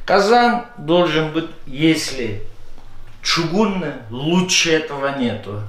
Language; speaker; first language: Russian; non-native, fluent; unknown